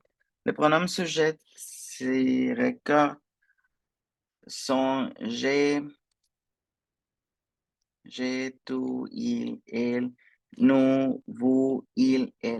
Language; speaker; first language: French; non-native, fluent; Spanish